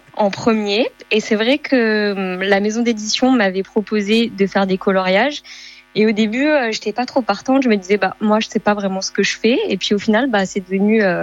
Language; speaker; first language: French; native; French